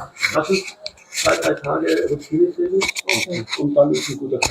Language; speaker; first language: German; non-native, learner; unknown